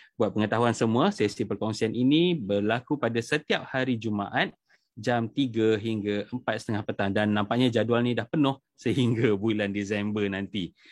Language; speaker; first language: Malay; native; Malay